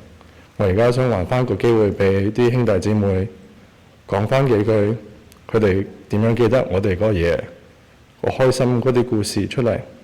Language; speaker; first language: Cantonese; early bilingual, heritage; Cantonese